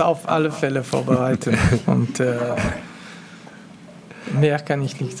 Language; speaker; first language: German; non-native, local second language; French